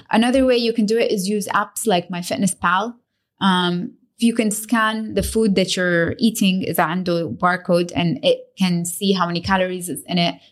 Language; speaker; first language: English; early bilingual, other home language; Arabic